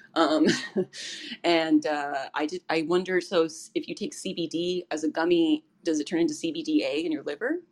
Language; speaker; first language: English; native; English